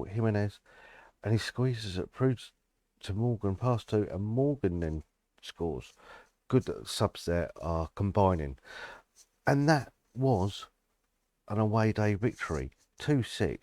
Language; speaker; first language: English; native; English